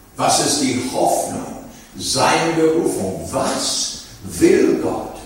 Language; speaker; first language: German; non-native, fluent; English